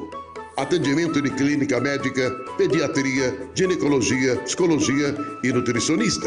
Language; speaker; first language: Portuguese; native; Portuguese